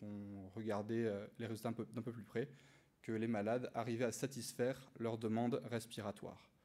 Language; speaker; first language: French; native; French